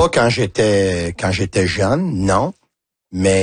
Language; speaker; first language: French; non-native, local second language; Italian